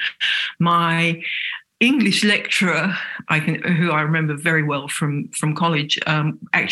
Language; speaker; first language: English; native; English